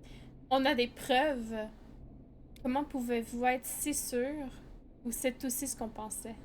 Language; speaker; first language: French; native; French